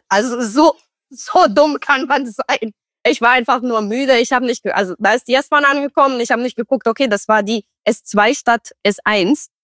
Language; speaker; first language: German; non-native, fluent; Romanian